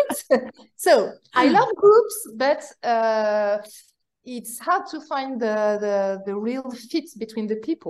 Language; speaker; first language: English; non-native, fluent; French